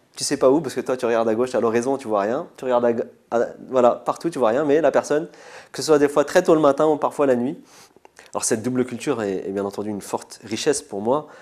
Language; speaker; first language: French; early bilingual, other home language; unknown